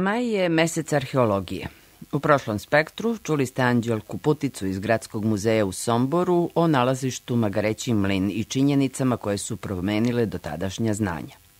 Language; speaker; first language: Serbian; native; Serbian